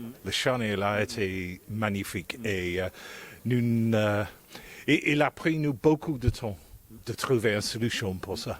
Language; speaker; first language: French; non-native, fluent; English